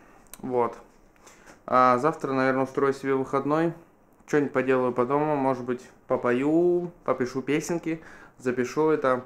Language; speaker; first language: Russian; native; Russian